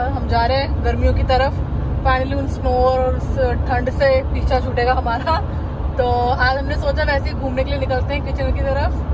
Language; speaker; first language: Hindi; native; Hindi